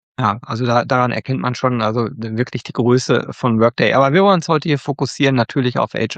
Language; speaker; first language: German; native; German